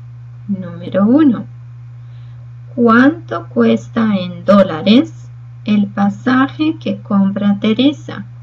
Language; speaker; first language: Spanish; non-native, fluent; Portuguese